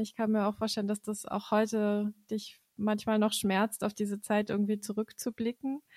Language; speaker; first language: German; native; German